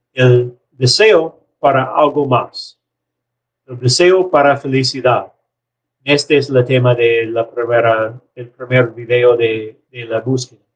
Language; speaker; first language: Spanish; non-native, learner; English